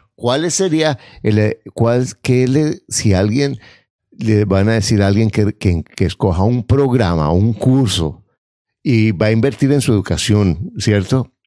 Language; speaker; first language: Spanish; native; Spanish